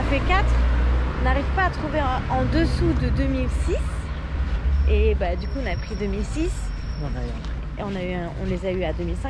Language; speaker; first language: French; native; French